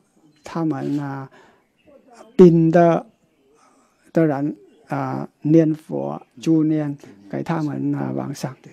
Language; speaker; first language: Chinese; non-native, local second language; Vietnamese